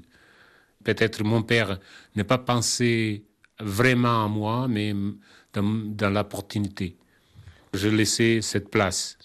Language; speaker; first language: French; non-native, learner; Kabuverdianu